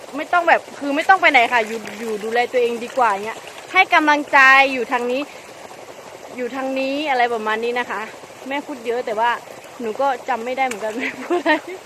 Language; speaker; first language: Thai; non-native, local second language; S'gaw Karen